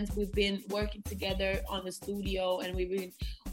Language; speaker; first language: English; non-native, learner; Kabuverdianu